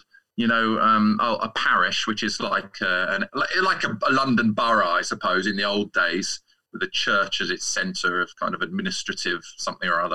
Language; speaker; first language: English; native; English